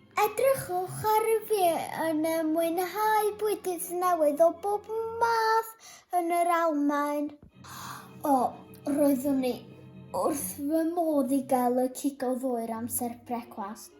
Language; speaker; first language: Welsh; non-native, local second language; English